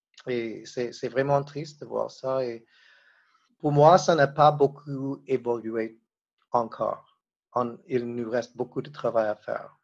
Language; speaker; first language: French; non-native, fluent; English